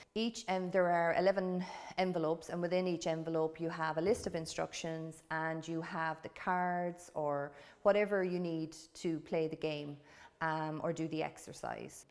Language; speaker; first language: English; native; English